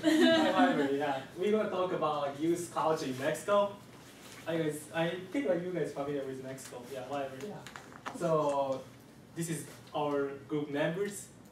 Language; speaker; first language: English; non-native, fluent; Japanese